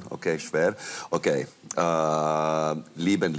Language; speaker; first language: German; non-native, learner; Finnish